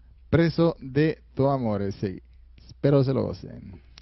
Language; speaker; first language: Spanish; native; Spanish